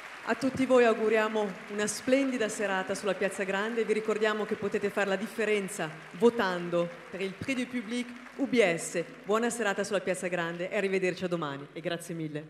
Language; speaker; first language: Italian; native; Italian